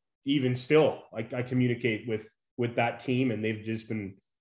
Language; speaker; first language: English; native; English